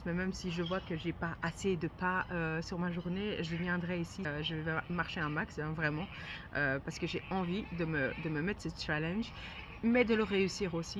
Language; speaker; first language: French; native; French